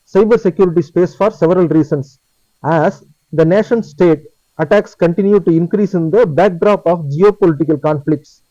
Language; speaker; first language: English; non-native, local second language; Tamil